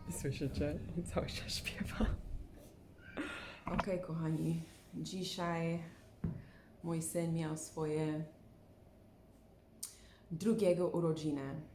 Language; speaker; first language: Polish; non-native, learner; English